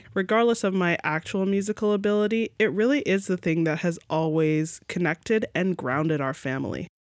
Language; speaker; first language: English; native; English